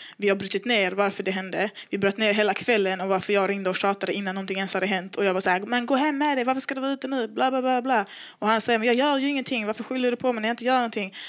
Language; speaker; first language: Swedish; native; Swedish